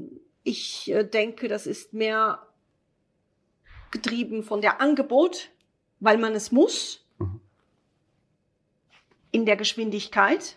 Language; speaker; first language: German; non-native, fluent; Italian